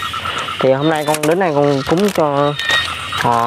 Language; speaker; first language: Vietnamese; native; Vietnamese